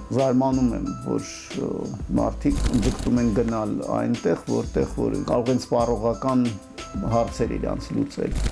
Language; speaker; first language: Armenian; non-native, local second language; Russian